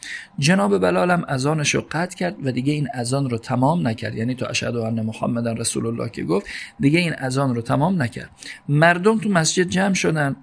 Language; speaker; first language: Persian; native; Persian